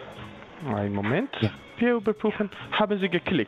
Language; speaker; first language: German; non-native, learner; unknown